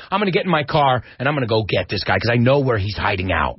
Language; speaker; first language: English; native; English